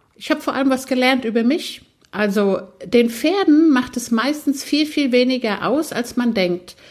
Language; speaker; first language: German; native; German